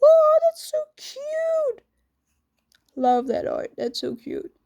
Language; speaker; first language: English; non-native, fluent; Danish